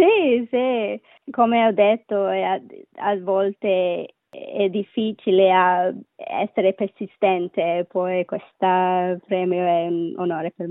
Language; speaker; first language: Italian; non-native, fluent; Sinhala